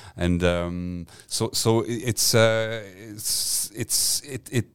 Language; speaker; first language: English; non-native, fluent; French